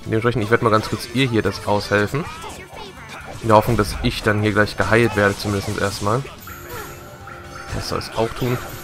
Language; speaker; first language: German; native; German